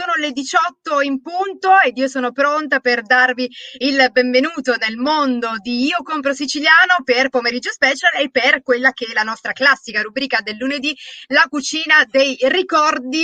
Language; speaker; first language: Italian; native; Italian